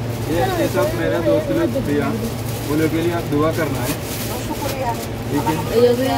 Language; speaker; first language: Hindi; non-native, local second language; Malayalam